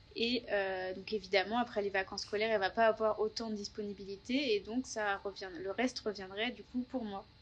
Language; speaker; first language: French; native; French